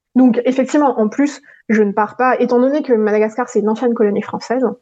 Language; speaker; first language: French; non-native, local second language; Gujarati